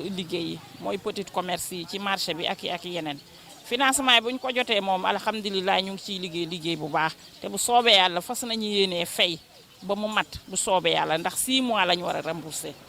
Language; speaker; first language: Wolof; non-native, local second language; Jola-Fonyi